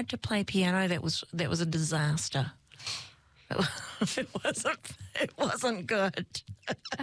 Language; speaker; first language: English; native; English